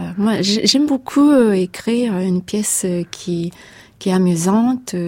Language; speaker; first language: French; non-native, fluent; Japanese